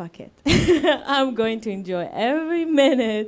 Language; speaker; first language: English; non-native, fluent; Hebrew